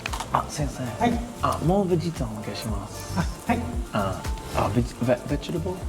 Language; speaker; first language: Japanese; non-native, learner; English